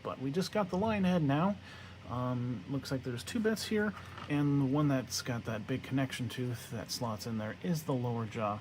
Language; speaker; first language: English; native; English